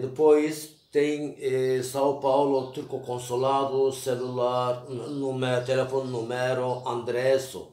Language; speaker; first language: Portuguese; non-native, learner; Turkish